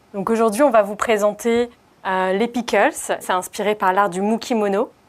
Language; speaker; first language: French; native; French